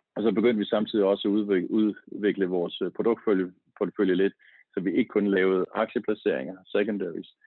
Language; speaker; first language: Danish; native; Danish